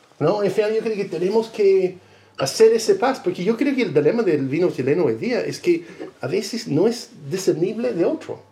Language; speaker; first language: Spanish; non-native, fluent; English